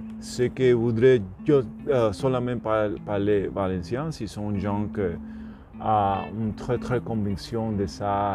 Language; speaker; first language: French; non-native, learner; Spanish